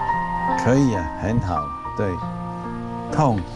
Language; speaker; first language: Chinese; non-native, fluent; German